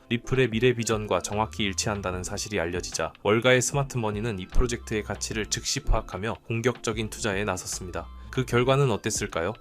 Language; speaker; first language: Korean; native; Korean